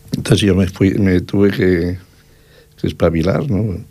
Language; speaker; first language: Spanish; native; Spanish